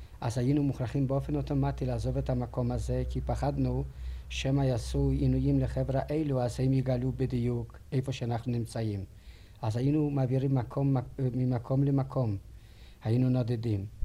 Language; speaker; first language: Hebrew; non-native, fluent; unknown